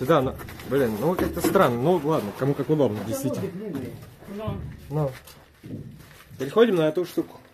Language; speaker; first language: Russian; native; Russian